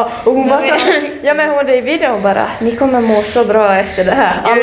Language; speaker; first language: Swedish; native; Swedish